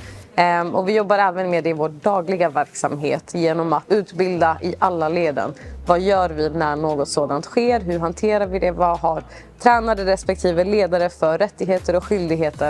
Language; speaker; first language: Swedish; native; Swedish